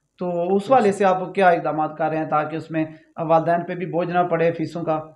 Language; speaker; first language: Urdu; non-native, local second language; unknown